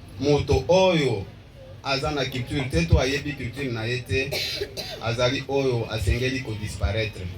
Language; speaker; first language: Lingala; non-native, local second language; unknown